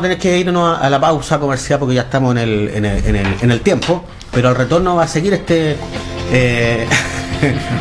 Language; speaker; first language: Spanish; native; Spanish